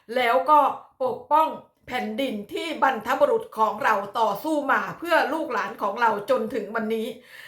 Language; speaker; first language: Thai; native; Thai